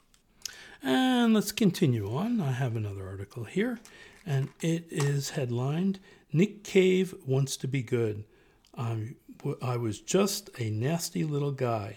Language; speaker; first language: English; native; English